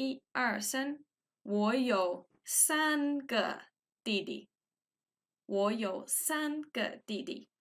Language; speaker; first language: Chinese; non-native, fluent; English